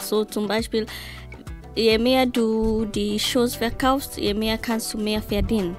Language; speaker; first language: German; non-native, learner; Swahili